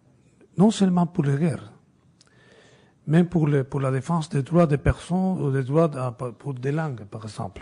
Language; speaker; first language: French; non-native, fluent; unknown